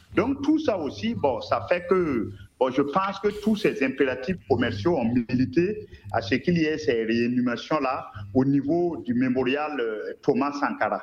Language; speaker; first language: French; non-native, local second language; Mossi